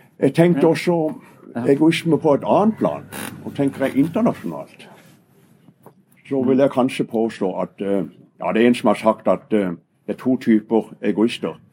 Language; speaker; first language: Norwegian; native; Norwegian